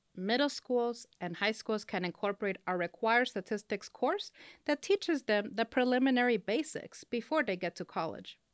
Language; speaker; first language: English; non-native, local second language; Spanish